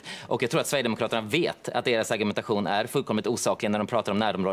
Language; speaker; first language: Swedish; native; Swedish